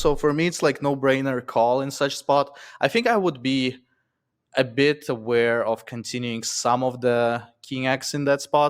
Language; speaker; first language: English; non-native, fluent; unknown